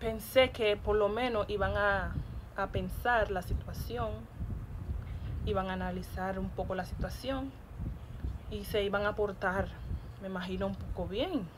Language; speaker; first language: Spanish; non-native, fluent; Haitian Creole